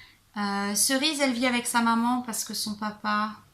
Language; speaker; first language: French; native; French